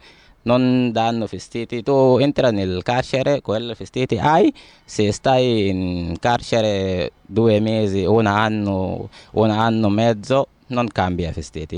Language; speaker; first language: Italian; non-native, learner; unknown